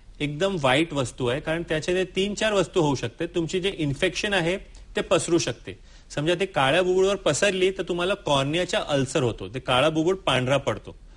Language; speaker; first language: Marathi; non-native, local second language; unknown